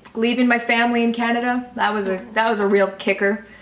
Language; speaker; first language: English; native; English